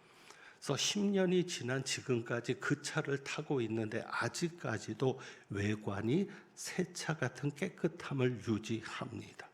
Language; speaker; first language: Korean; native; Korean